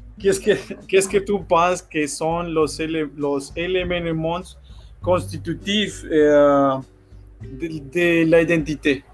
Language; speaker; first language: French; non-native, learner; Spanish